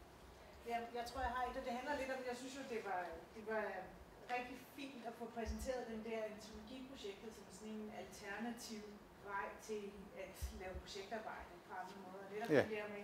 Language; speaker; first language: Danish; native; Danish